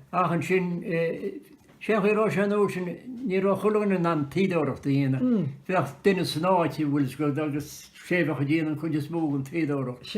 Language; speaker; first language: Irish; native; Irish